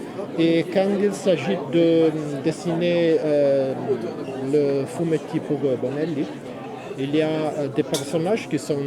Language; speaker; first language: French; non-native, fluent; Italian